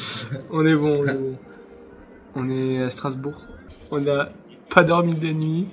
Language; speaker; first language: French; native; French